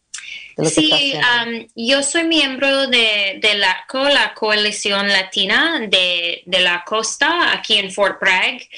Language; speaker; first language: Spanish; non-native, fluent; English